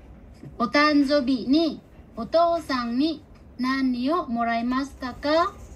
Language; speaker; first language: Japanese; non-native, fluent; Bangla